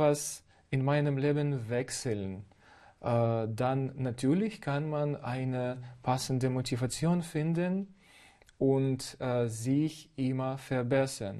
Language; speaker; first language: German; non-native, fluent; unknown